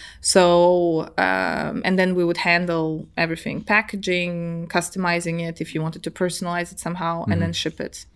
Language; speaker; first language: English; non-native, fluent; Serbian